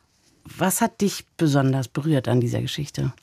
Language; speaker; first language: German; native; German